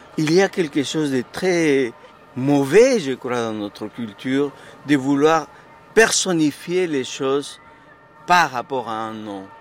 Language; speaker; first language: French; non-native, fluent; Spanish